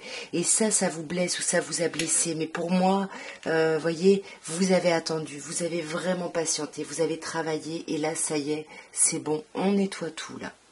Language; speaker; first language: French; native; French